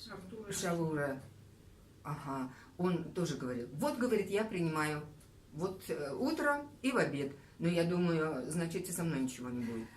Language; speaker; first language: Russian; native; Russian